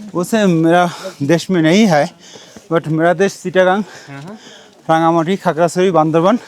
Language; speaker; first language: Hindi; non-native, learner; Bangla